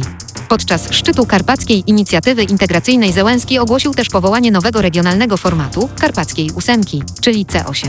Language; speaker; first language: Polish; native; Polish